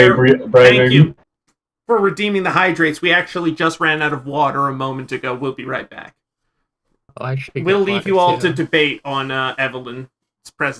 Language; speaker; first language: English; native; English